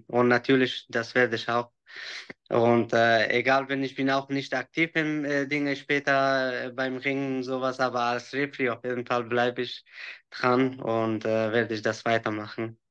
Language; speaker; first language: German; non-native, learner; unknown